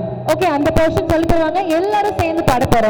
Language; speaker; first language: Tamil; native; Tamil